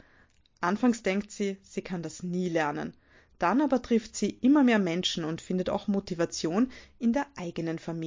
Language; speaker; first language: German; native; German